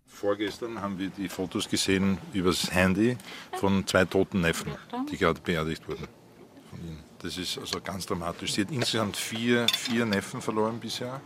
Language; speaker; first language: German; native; German